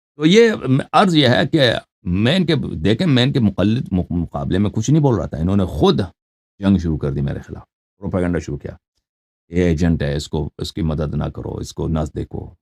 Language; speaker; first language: Urdu; non-native, fluent; Persian